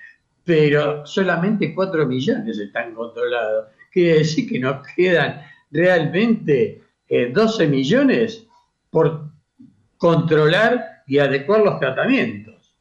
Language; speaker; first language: Spanish; native; Spanish